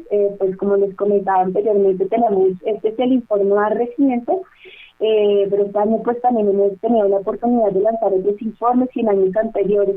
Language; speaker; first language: Spanish; native; Spanish